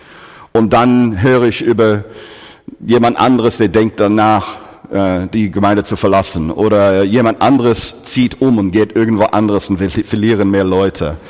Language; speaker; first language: German; non-native, fluent; English